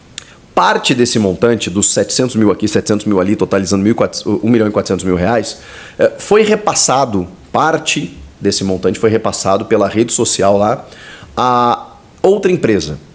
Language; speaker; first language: Portuguese; native; Portuguese